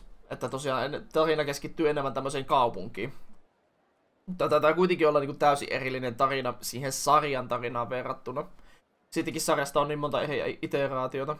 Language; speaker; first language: Finnish; native; Finnish